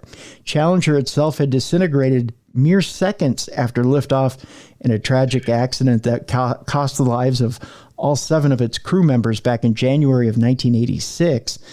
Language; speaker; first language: English; native; English